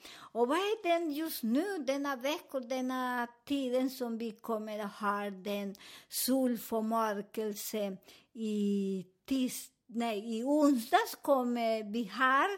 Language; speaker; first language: Swedish; non-native, fluent; Spanish